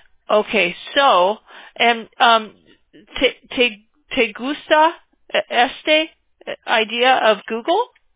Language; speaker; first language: Spanish; non-native, learner; English